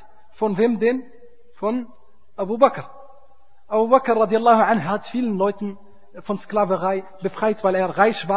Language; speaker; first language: German; non-native, fluent; Arabic